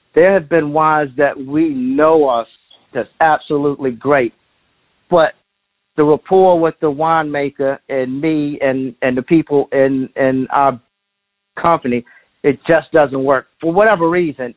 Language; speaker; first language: English; native; English